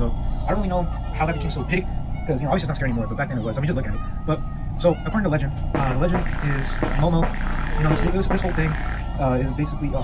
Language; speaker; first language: English; native; English